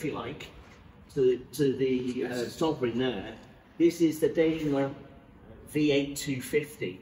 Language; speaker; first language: English; native; English